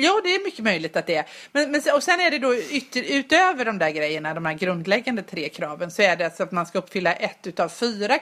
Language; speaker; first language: Swedish; native; Swedish